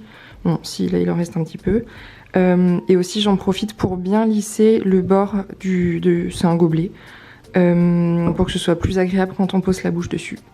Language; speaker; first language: French; native; French